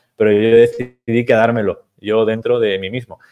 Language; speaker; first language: Spanish; native; Spanish